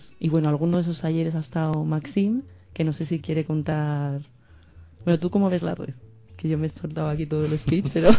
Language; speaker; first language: Spanish; native; Spanish